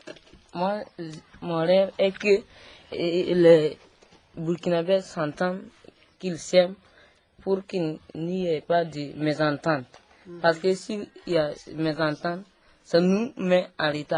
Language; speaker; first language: French; non-native, local second language; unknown